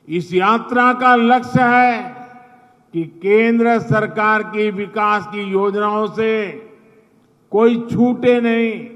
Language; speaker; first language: Hindi; non-native, local second language; Gujarati